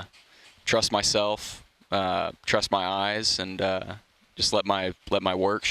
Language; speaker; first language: English; native; English